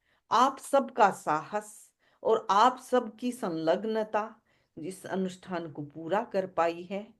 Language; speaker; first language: Hindi; native; Hindi